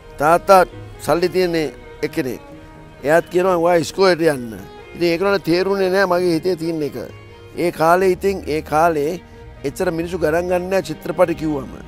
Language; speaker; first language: Sinhala; non-native, local second language; Tamil